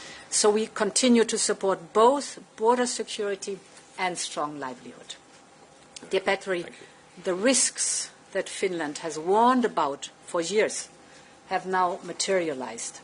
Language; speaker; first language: English; non-native, fluent; German